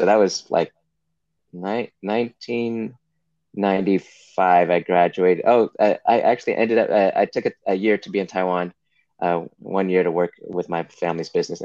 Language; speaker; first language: English; native; English